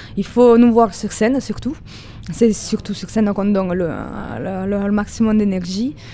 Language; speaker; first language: French; non-native, fluent; Italian